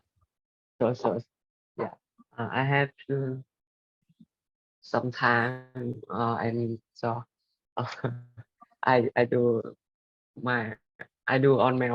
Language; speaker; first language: English; non-native, learner; Vietnamese